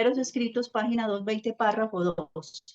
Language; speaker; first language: Spanish; native; Spanish